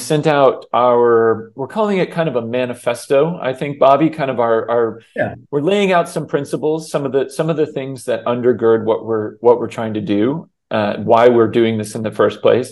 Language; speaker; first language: English; native; English